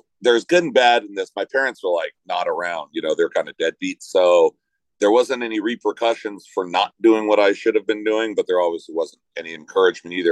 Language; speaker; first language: English; native; English